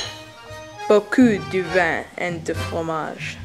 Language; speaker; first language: French; non-native, learner; English